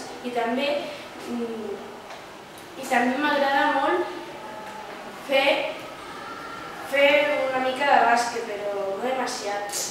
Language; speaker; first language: Catalan; non-native, local second language; Spanish